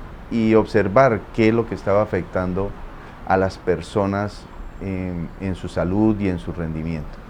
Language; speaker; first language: Spanish; native; Spanish